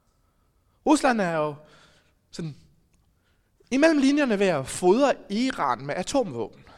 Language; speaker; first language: Danish; native; Danish